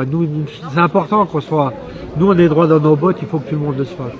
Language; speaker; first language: French; native; French